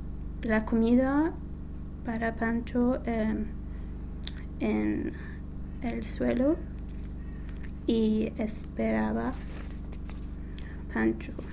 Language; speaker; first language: Spanish; non-native, learner; English